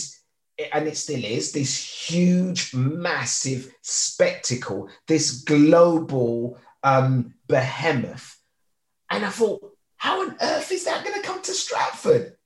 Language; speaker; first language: English; native; English